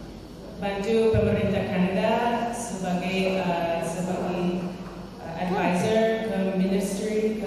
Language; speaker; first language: Indonesian; non-native, fluent; English